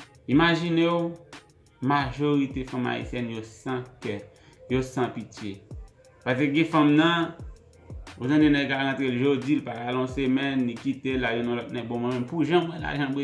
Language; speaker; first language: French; non-native, local second language; Haitian Creole